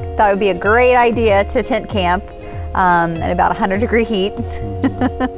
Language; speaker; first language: English; native; English